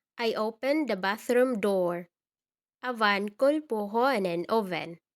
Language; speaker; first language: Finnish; non-native, learner; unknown